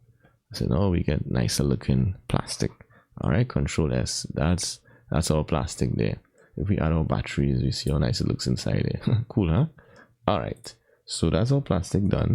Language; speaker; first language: English; native; English